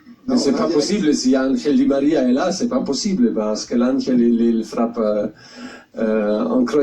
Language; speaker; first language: French; non-native, fluent; German